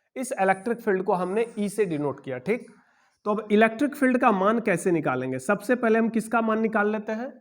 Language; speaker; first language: Hindi; native; Hindi